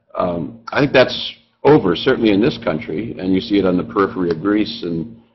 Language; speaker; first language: English; native; English